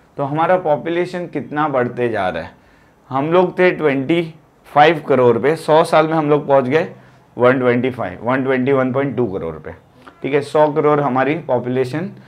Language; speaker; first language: Hindi; non-native, local second language; Gujarati